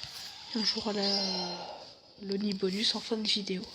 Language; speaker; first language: French; native; French